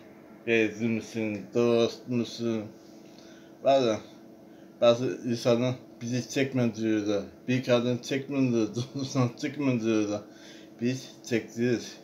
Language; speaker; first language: Turkish; non-native, learner; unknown